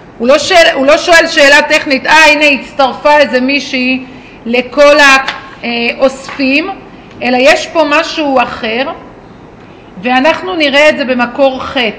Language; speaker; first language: Hebrew; native; Hebrew